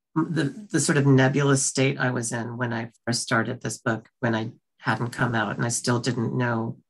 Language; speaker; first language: English; early bilingual, other home language; Bangla